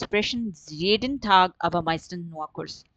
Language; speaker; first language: German; non-native, fluent; Urdu